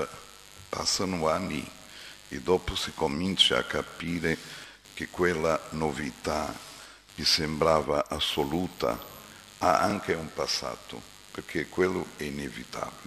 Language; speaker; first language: Italian; non-native, fluent; Portuguese